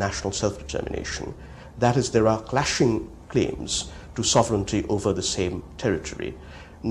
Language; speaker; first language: English; non-native, local second language; Bangla